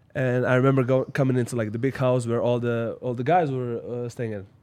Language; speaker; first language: English; non-native, fluent; Slovenian